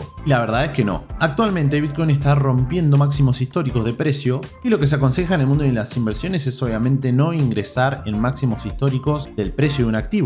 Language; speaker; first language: Spanish; native; Spanish